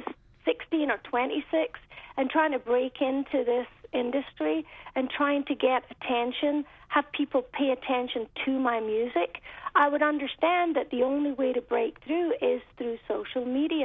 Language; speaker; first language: English; native; English